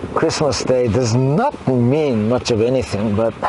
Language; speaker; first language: English; non-native, fluent; Japanese